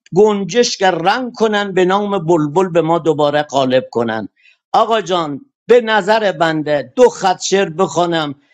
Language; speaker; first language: Persian; non-native, local second language; Kurdish